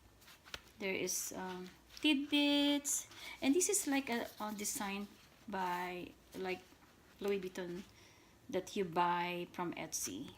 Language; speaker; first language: English; non-native, fluent; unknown